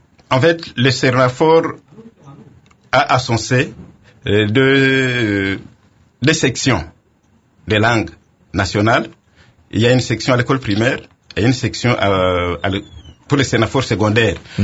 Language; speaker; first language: French; non-native, local second language; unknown